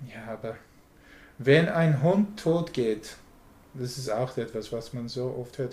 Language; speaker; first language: German; non-native, learner; English